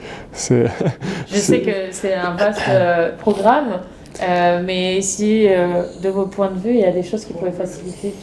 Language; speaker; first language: French; native; French